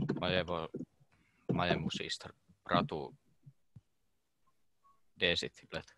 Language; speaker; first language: Russian; non-native, learner; Finnish